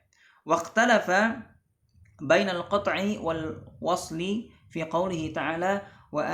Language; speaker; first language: Arabic; non-native, fluent; Indonesian